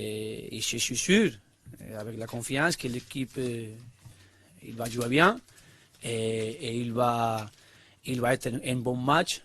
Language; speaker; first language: French; non-native, learner; Spanish